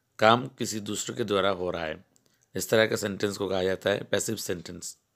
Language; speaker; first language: Hindi; non-native, local second language; Bangla